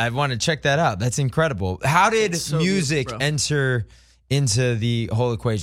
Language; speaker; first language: English; native; English